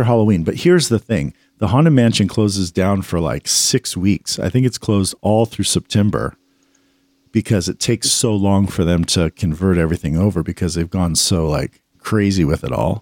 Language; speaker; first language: English; native; English